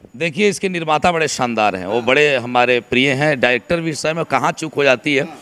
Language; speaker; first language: Hindi; native; Hindi